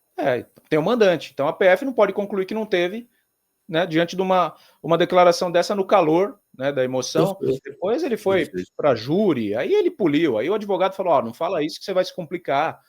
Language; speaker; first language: Portuguese; native; Portuguese